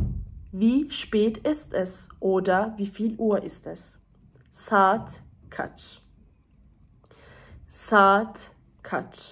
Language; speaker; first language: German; early bilingual, other home language; Turkish